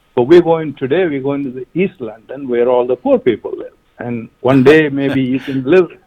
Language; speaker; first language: English; non-native, local second language; Malayalam